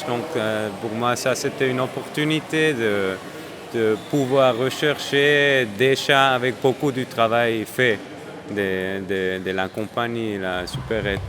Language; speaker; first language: French; non-native, fluent; Spanish